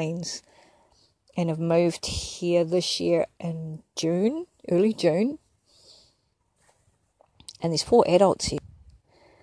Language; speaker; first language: English; native; English